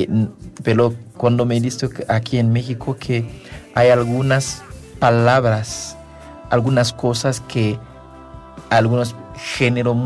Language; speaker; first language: Spanish; non-native, fluent; Haitian Creole